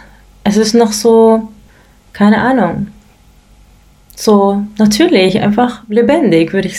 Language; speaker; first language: German; early bilingual, other home language; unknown